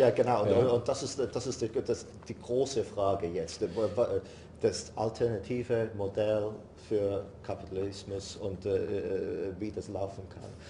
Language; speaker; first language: German; non-native, learner; English